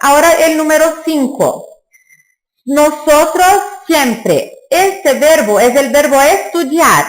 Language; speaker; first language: Spanish; non-native, fluent; Portuguese